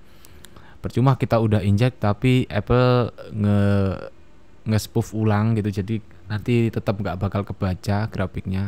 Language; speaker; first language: Indonesian; native; Indonesian